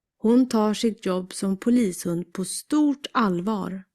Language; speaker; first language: Swedish; non-native, learner; Ukrainian